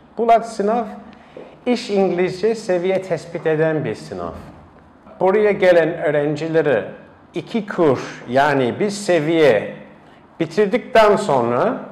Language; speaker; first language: Turkish; non-native, fluent; English